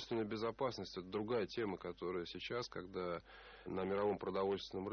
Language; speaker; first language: Russian; native; Russian